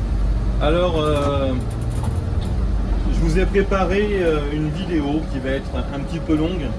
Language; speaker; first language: French; native; French